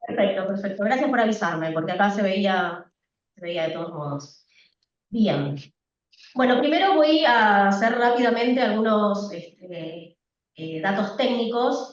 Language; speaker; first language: Spanish; native; Spanish